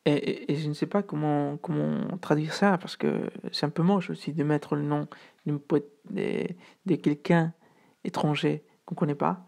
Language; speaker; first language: French; non-native, fluent; Spanish